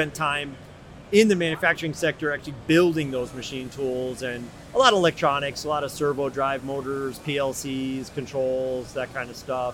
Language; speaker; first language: English; native; English